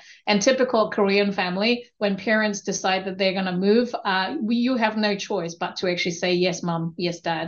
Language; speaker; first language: English; non-native, local second language; Korean